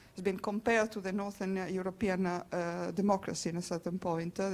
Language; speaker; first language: English; non-native, fluent; Italian